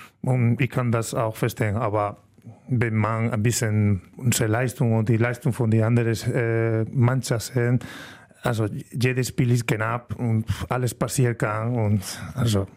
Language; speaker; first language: German; non-native, learner; Spanish